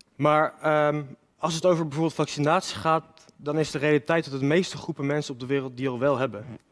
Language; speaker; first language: Dutch; native; Dutch